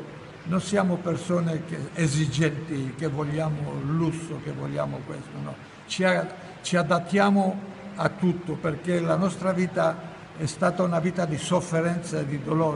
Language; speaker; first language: Italian; non-native, fluent; Ladino